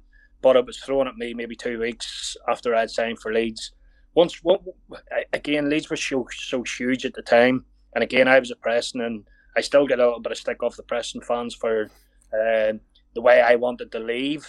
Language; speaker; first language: English; native; English